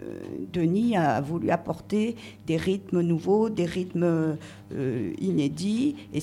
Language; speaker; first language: French; native; French